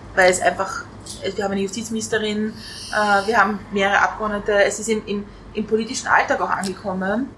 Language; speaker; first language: German; native; German